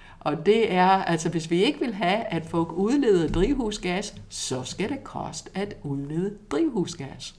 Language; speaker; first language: Danish; non-native, fluent; English